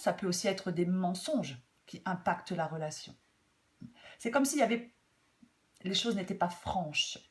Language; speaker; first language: French; native; French